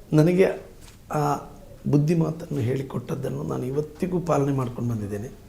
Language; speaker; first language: Kannada; non-native, local second language; Badaga